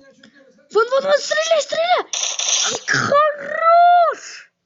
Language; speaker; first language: Russian; non-native, local second language; Kyrgyz